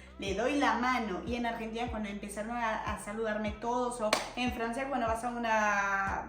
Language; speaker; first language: Spanish; non-native, fluent; French